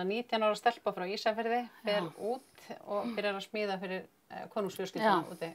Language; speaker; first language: Icelandic; native; Icelandic